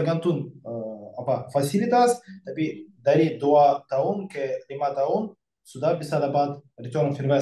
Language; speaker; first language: Indonesian; non-native, fluent; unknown